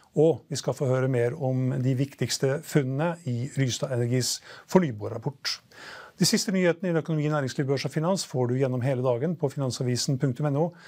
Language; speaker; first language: Norwegian; native; Norwegian